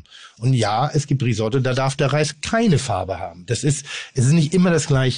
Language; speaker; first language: German; native; German